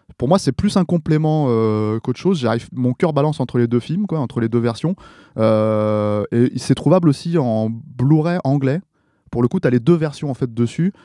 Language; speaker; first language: French; native; French